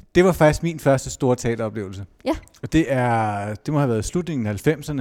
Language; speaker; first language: Danish; native; Danish